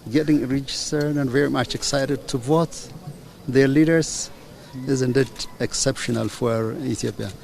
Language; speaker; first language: English; non-native, local second language; Amharic